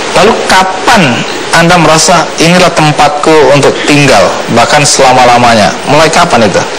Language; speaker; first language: Indonesian; native; Indonesian